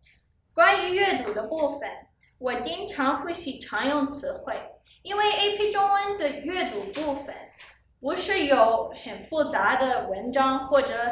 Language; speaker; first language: Chinese; early bilingual, heritage; Chinese